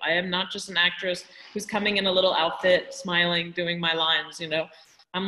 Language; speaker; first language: English; native; English